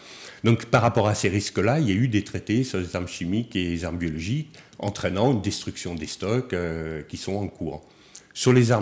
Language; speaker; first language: French; native; French